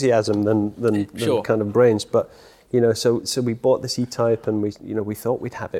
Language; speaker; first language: English; native; English